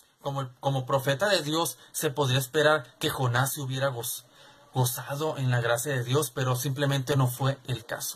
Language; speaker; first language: Spanish; native; Spanish